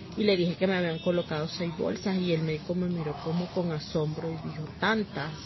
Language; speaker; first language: Spanish; native; Spanish